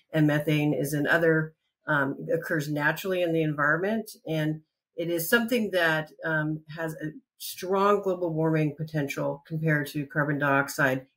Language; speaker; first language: English; native; English